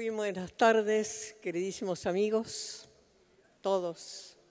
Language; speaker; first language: Spanish; native; Spanish